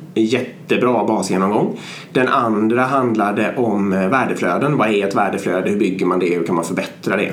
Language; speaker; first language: Swedish; native; Swedish